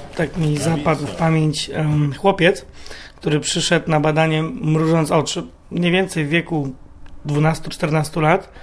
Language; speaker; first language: Polish; native; Polish